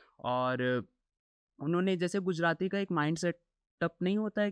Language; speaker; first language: Hindi; native; Hindi